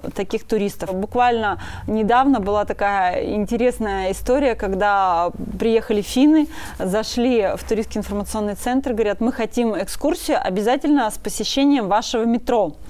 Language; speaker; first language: Russian; native; Russian